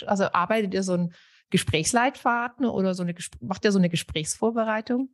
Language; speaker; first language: German; native; German